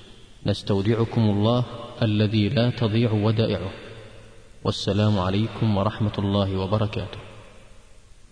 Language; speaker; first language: Arabic; native; Arabic